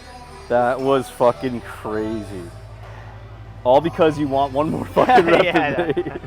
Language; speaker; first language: English; native; English